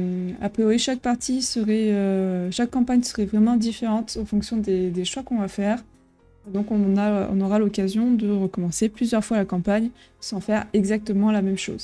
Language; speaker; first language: French; native; French